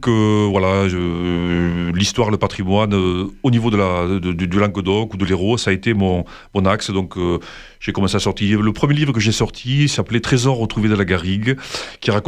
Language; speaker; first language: French; native; French